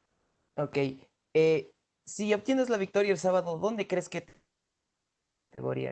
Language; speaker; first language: Spanish; native; Spanish